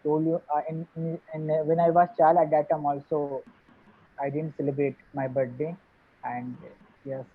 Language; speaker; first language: English; non-native, learner; Hindi